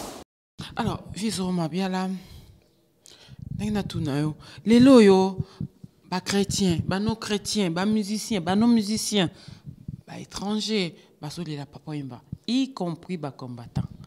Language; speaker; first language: French; non-native, local second language; Lingala